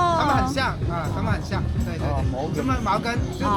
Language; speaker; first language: Chinese; native; Chinese